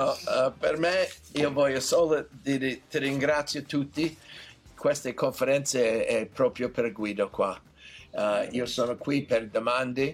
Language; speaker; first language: Italian; non-native, learner; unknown